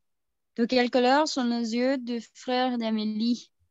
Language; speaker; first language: French; non-native, learner; Spanish